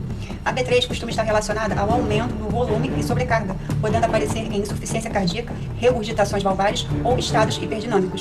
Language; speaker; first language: Portuguese; native; Portuguese